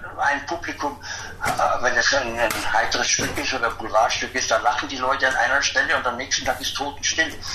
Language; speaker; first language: German; native; German